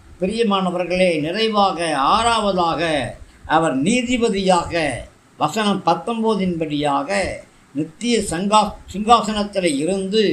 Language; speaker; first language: Tamil; native; Tamil